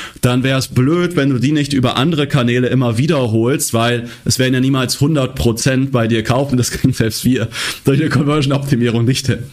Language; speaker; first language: German; native; German